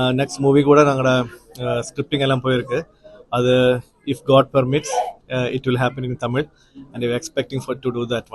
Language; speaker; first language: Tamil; non-native, learner; Malayalam